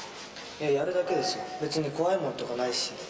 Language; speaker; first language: Japanese; native; Japanese